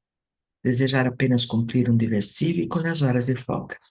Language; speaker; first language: Portuguese; native; Portuguese